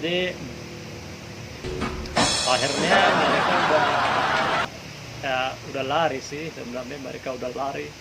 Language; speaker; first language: Indonesian; non-native, fluent; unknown